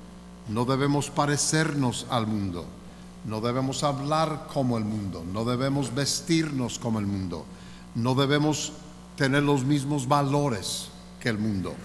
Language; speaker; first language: Spanish; non-native, fluent; English